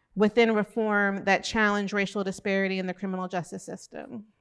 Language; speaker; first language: English; native; English